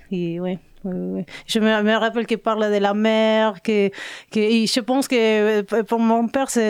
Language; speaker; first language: French; non-native, learner; Spanish